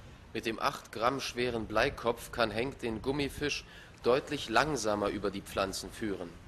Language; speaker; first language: German; native; German